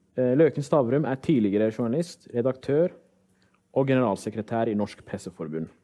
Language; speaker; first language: Norwegian; early bilingual, other home language; Somali